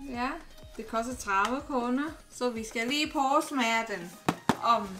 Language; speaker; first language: Danish; non-native, learner; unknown